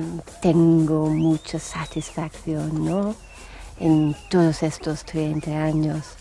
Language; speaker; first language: Spanish; non-native, fluent; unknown